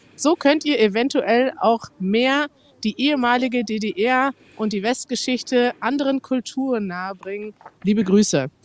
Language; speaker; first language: German; native; German